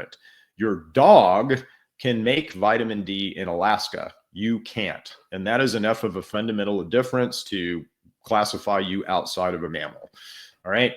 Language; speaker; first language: English; native; English